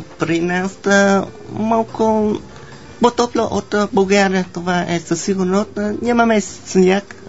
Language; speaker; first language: Bulgarian; non-native, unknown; Vietnamese